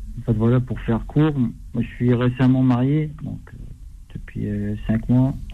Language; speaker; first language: French; non-native, local second language; Arabic